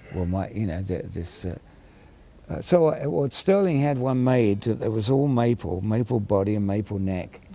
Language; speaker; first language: English; native; English